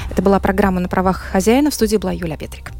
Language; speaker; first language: Russian; native; Russian